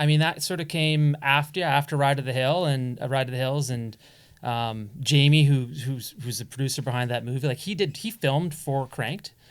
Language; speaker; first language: English; native; English